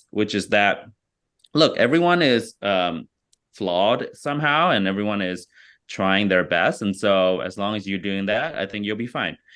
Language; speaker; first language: English; early bilingual, other home language; Vietnamese